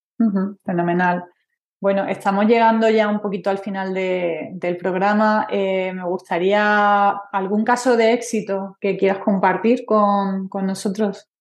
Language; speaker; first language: Spanish; native; Spanish